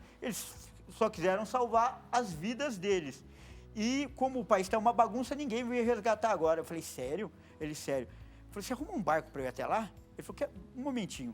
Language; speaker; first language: Portuguese; native; Portuguese